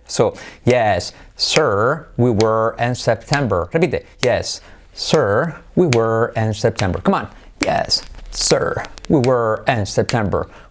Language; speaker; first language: English; non-native, fluent; Spanish